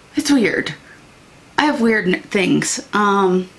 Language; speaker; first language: English; native; English